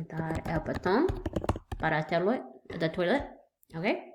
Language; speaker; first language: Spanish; non-native, learner; English